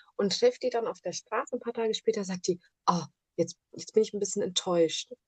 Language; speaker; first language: German; early bilingual, other home language; Italian